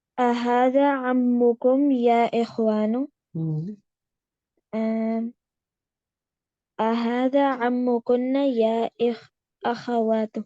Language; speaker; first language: Arabic; non-native, learner; Urdu